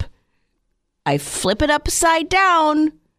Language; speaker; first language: English; native; English